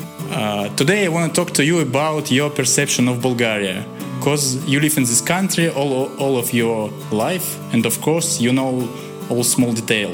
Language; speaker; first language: English; non-native, learner; Russian